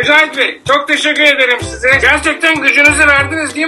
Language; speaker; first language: Turkish; native; Turkish